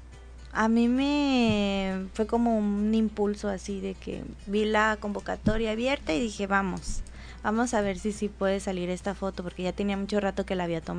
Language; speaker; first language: Spanish; native; Spanish